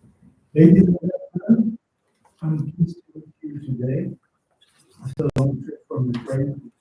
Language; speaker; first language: English; non-native, fluent; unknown